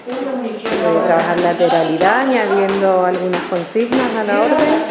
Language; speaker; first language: Spanish; native; Spanish